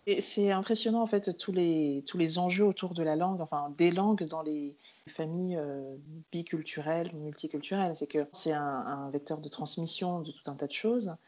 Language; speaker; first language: French; native; French